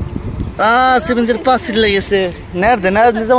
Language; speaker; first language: Turkish; non-native, learner; Bangla